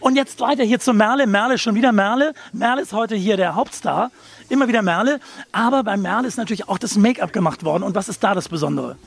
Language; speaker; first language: German; native; German